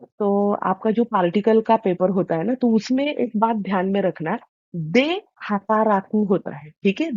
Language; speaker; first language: Hindi; non-native, local second language; Marathi